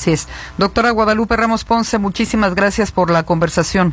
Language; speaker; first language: Spanish; native; Spanish